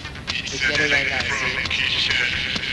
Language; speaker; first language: Spanish; non-native, learner; Italian